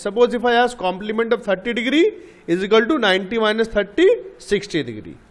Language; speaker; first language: English; non-native, local second language; Bangla